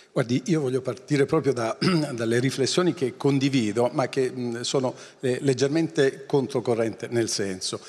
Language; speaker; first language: Italian; native; Italian